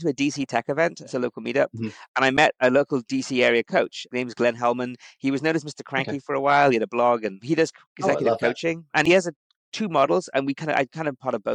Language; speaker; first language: English; native; English